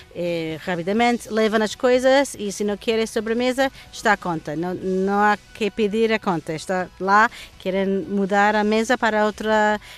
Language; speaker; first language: Portuguese; non-native, learner; English